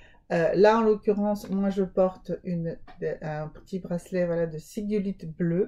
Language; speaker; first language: French; native; French